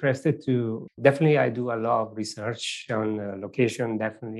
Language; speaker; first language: English; non-native, fluent; Italian